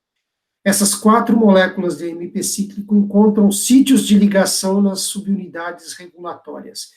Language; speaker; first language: Portuguese; native; Portuguese